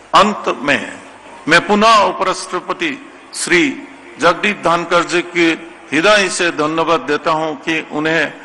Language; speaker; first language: Hindi; non-native, local second language; Assamese